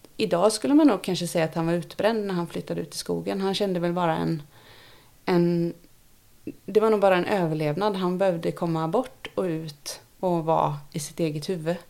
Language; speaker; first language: Swedish; native; Swedish